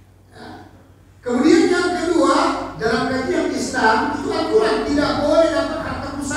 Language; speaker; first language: Indonesian; native; Indonesian